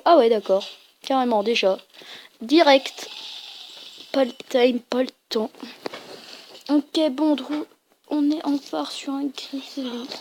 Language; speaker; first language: French; native; French